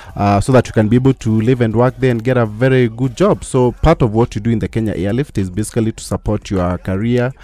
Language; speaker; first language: English; non-native, local second language; Meru